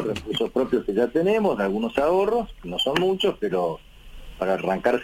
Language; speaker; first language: Spanish; native; Spanish